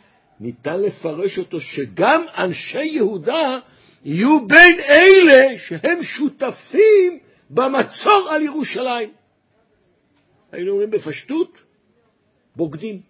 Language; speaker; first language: Hebrew; native; Hebrew